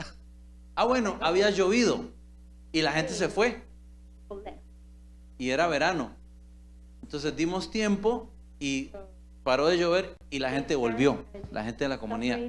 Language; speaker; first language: Spanish; native; Spanish